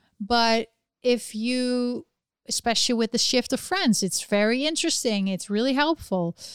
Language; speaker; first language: English; non-native, fluent; Dutch